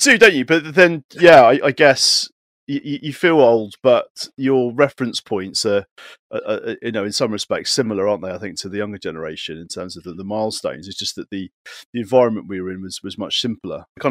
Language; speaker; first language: English; native; English